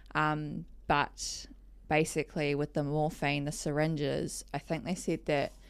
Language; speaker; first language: English; native; English